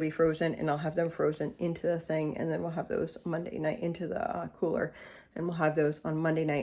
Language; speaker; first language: English; native; English